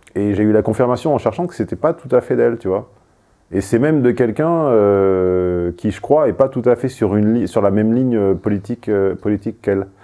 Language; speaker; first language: French; native; French